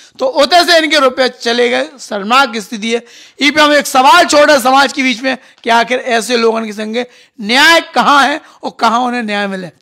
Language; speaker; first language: Hindi; native; Hindi